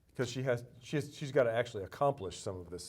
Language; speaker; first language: English; native; English